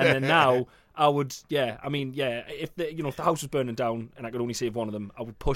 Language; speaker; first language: English; native; English